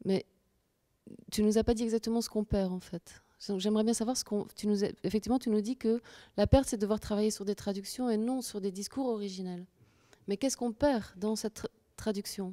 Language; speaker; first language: French; native; French